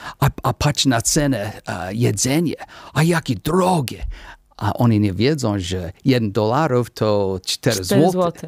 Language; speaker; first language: Polish; non-native, learner; English